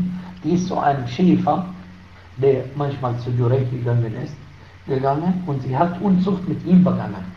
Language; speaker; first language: German; non-native, fluent; Arabic